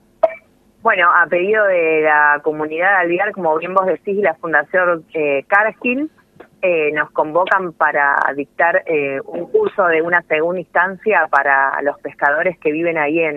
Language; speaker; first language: Spanish; native; Spanish